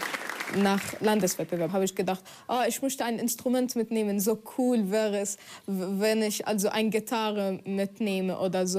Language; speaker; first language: German; non-native, fluent; Arabic